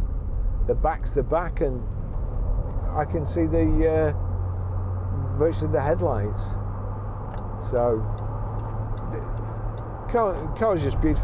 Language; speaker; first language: English; native; English